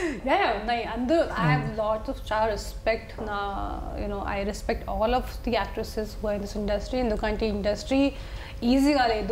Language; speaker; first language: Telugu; non-native, local second language; Hindi